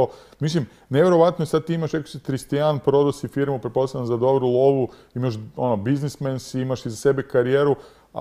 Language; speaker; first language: Croatian; native; Croatian